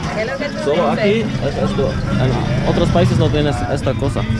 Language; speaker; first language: Spanish; non-native, learner; Czech